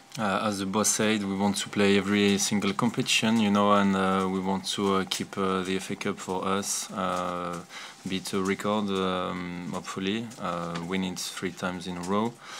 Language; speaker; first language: English; non-native, fluent; French